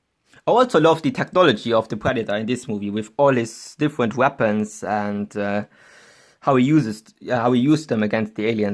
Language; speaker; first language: English; non-native, fluent; German